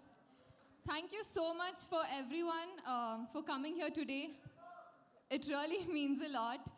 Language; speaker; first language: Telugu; non-native, learner; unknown